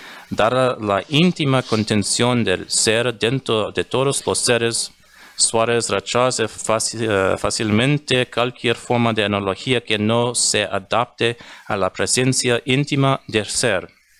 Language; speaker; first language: Spanish; non-native, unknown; English